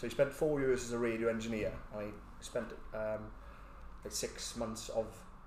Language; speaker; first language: English; native; English